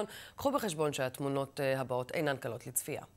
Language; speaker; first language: Hebrew; native; Hebrew